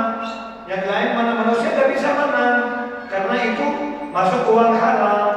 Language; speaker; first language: Indonesian; non-native, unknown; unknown